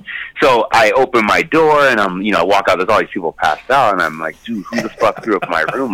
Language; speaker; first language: English; native; English